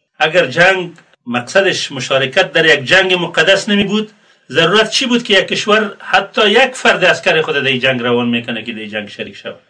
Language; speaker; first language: Persian; native; Persian